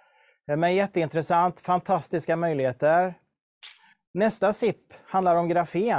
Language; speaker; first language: Swedish; native; Swedish